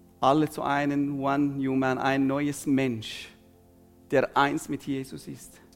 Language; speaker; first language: German; non-native, fluent; Arabic